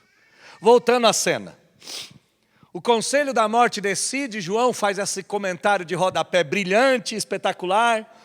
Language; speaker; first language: Portuguese; native; Portuguese